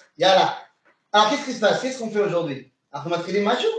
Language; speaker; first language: Hebrew; non-native, fluent; French